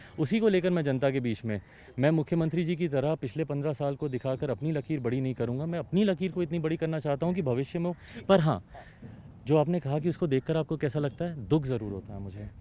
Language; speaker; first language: Hindi; native; Hindi